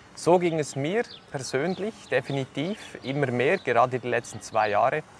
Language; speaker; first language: German; native; German